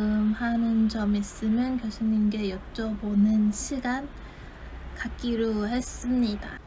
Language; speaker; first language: Korean; non-native, fluent; Chinese